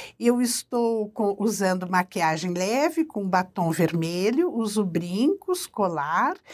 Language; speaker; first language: Portuguese; native; Portuguese